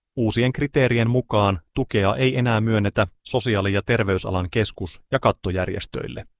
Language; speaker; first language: Finnish; native; Finnish